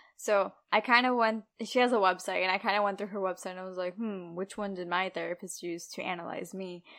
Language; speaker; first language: English; early bilingual, other home language; Urdu